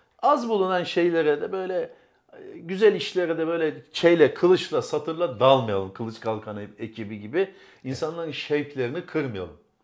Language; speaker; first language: Turkish; native; Turkish